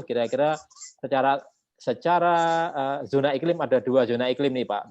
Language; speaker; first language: Indonesian; native; Indonesian